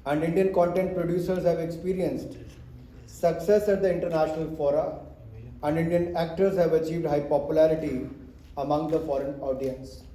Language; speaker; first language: English; non-native, local second language; Hindi